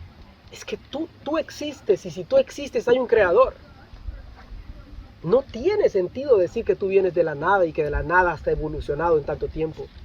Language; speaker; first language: Spanish; native; Spanish